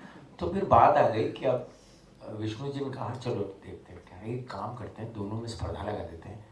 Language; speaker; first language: Hindi; native; Hindi